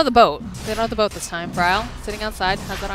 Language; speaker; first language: English; native; English